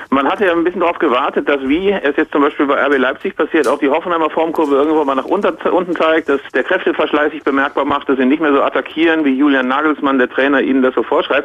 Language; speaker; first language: German; native; German